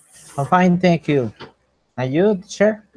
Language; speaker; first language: English; non-native, learner; Spanish